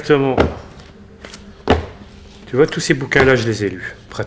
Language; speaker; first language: French; native; French